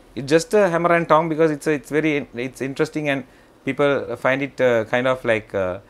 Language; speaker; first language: English; non-native, local second language; Sinhala